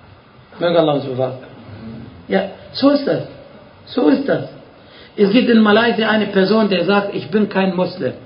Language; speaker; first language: German; non-native, fluent; Arabic